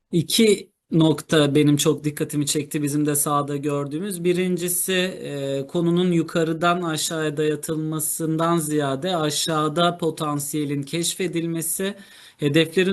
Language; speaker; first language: Turkish; native; Turkish